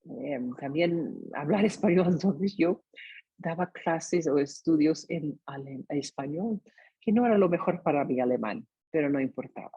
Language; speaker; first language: Spanish; non-native, fluent; English